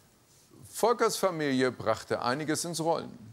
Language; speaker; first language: German; native; German